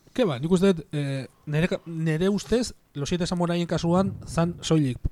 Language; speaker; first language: Basque; native; Basque